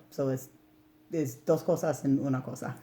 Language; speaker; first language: Spanish; non-native, learner; English